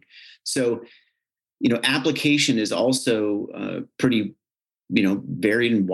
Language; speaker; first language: English; native; English